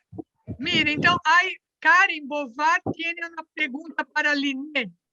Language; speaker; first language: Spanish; non-native, learner; Portuguese